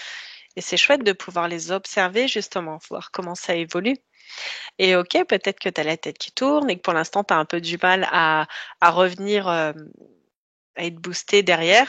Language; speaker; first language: French; native; French